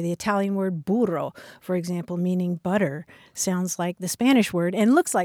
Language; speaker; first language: English; native; English